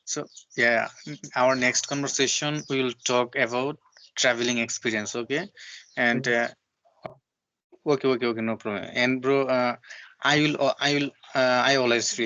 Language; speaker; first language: English; non-native, learner; Bangla